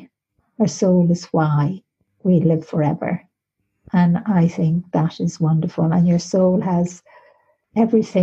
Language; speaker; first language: English; native; English